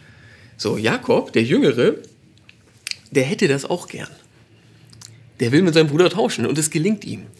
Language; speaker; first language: German; native; German